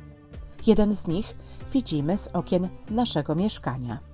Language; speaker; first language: Polish; native; Polish